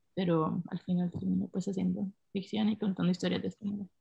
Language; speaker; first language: Spanish; native; Spanish